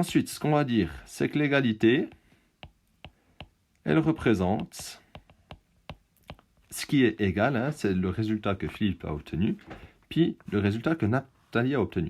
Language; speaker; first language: French; native; French